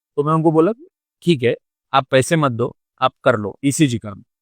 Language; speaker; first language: Hindi; non-native, local second language; Marathi